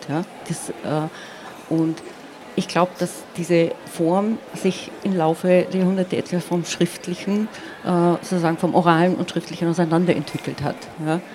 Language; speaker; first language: German; non-native, local second language; Slovenian